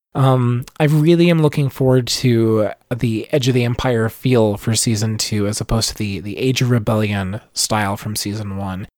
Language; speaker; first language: English; native; English